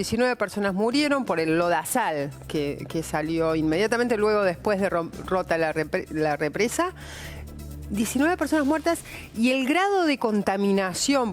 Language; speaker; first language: Spanish; native; Spanish